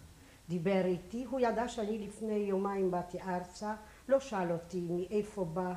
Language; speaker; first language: Hebrew; non-native, fluent; Polish